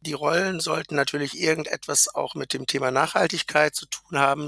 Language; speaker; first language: German; native; German